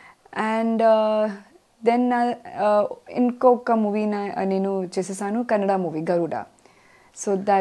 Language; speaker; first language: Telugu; non-native, learner; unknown